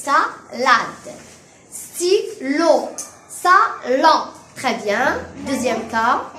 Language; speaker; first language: French; non-native, local second language; Arabic